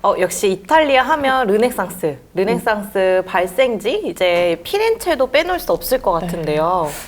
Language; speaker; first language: Korean; native; Korean